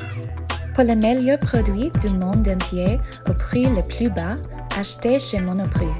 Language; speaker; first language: French; non-native, learner; English